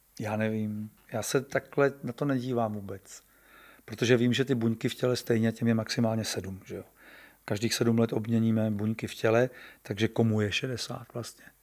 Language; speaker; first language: Czech; native; Czech